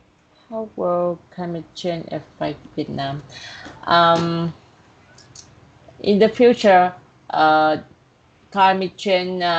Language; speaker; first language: English; non-native, learner; Vietnamese